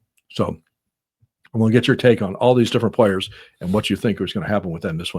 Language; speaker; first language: English; native; English